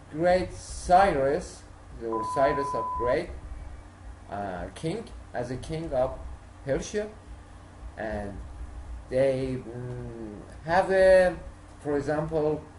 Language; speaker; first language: English; non-native, learner; Persian